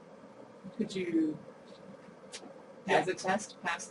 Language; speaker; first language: English; native; English